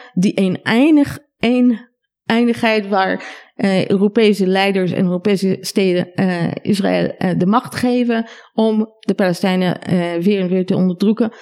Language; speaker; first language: Dutch; non-native, fluent; Hebrew